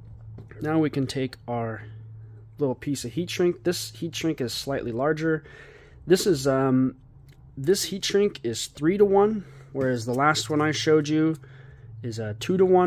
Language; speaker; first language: English; native; English